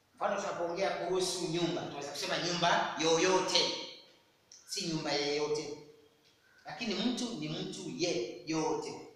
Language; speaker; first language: Swahili; non-native, local second language; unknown